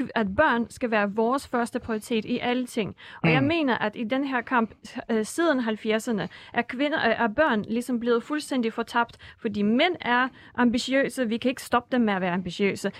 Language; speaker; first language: Danish; non-native, fluent; Russian